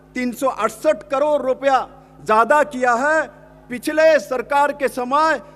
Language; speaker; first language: Hindi; non-native, local second language; Bangla